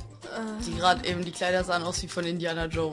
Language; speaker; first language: German; native; German